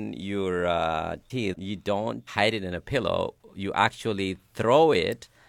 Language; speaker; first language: English; non-native, fluent; Sidamo